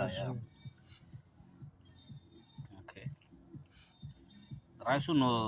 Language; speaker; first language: English; non-native, local second language; Amharic